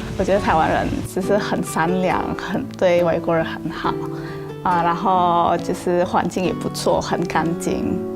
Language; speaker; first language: Chinese; early bilingual, heritage; Chinese